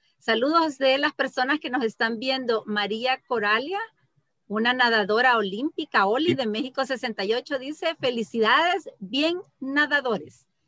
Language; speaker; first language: Spanish; native; Spanish